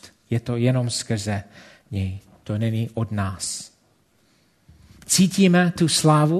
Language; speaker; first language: Czech; non-native, fluent; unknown